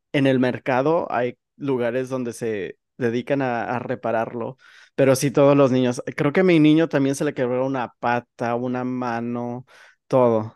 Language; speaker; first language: Spanish; early bilingual, heritage; Spanish